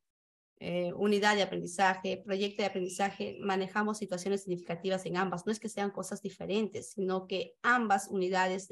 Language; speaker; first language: Spanish; native; Spanish